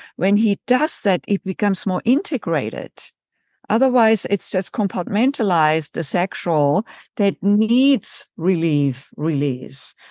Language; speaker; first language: English; non-native, fluent; German